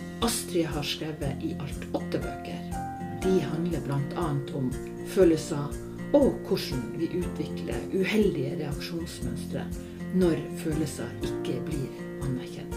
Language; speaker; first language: Norwegian; native; Norwegian